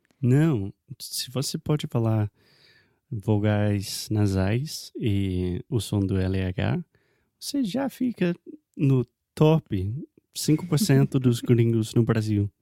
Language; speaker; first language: Portuguese; non-native, fluent; English